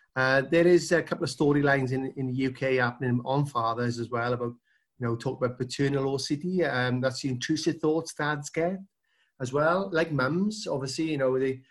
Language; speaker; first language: English; native; English